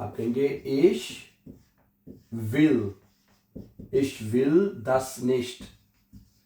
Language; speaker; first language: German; non-native, fluent; Urdu